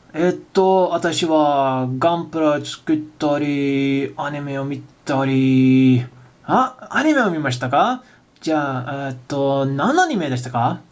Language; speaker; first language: Japanese; non-native, learner; English